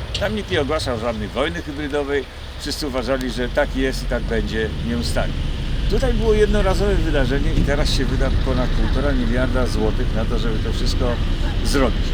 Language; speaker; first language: Polish; native; Polish